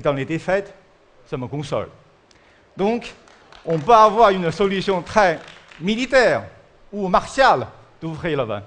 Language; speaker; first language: French; non-native, fluent; Chinese